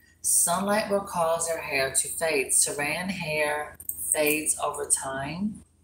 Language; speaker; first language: English; early bilingual, other home language; Spanish